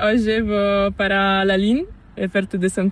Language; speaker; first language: Spanish; non-native, learner; Italian